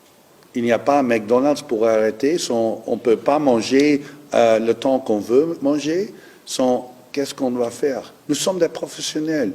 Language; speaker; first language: French; non-native, learner; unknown